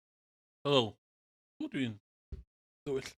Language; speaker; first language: Welsh; non-native, learner; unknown